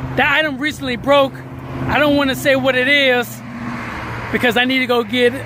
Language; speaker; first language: English; native; English